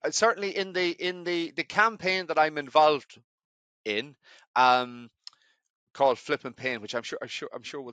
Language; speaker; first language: English; native; English